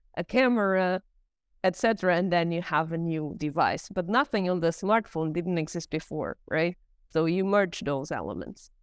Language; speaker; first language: English; non-native, fluent; Portuguese